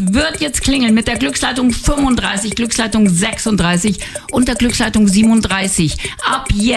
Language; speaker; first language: German; native; German